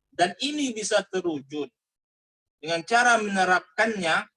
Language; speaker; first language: Indonesian; native; Indonesian